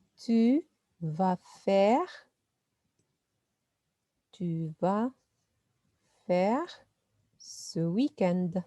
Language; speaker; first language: French; non-native, fluent; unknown